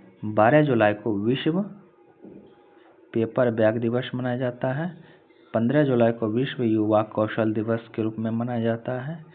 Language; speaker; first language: Hindi; native; Hindi